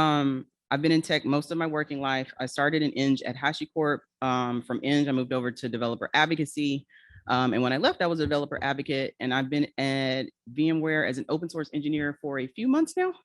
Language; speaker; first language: English; native; English